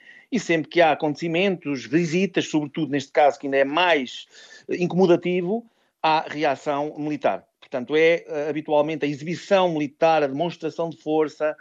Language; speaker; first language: Portuguese; native; Portuguese